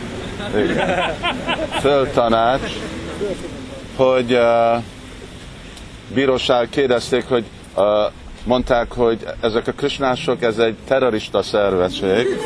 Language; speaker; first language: Hungarian; early bilingual, heritage; Hungarian